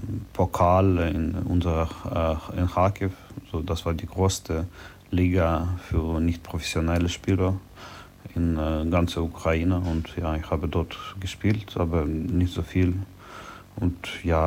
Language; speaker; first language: German; non-native, learner; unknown